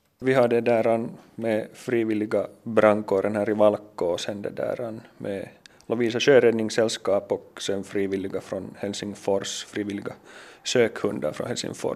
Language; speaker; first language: Swedish; native; Swedish